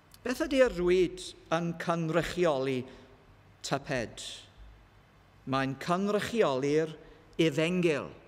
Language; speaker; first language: Welsh; non-native, learner; English